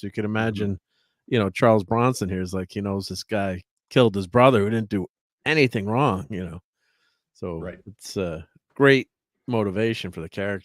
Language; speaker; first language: English; native; English